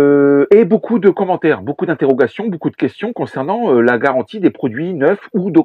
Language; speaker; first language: French; native; French